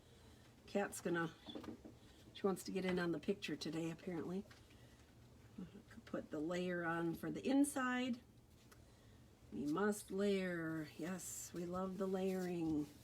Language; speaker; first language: English; native; English